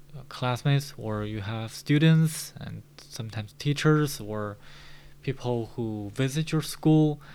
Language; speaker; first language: English; non-native, fluent; Chinese